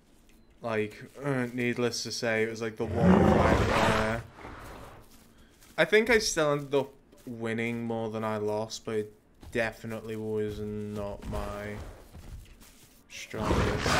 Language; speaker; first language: English; native; English